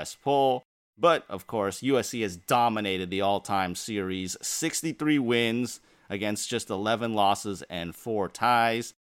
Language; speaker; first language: English; native; English